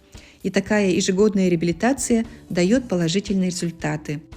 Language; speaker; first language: Russian; native; Russian